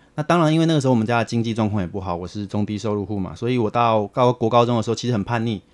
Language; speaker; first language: Chinese; native; Chinese